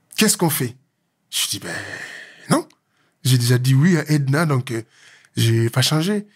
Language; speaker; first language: French; non-native, local second language; Lingala